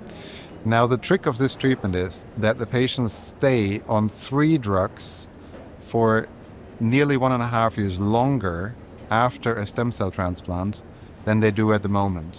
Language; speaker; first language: English; non-native, fluent; German